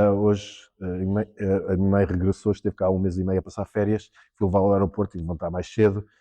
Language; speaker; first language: Portuguese; early bilingual, heritage; Portuguese